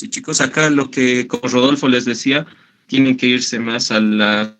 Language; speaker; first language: Spanish; native; Spanish